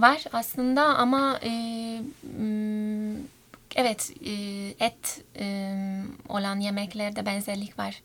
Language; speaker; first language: Turkish; non-native, fluent; Hungarian